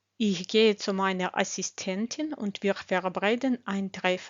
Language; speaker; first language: German; non-native, fluent; Ukrainian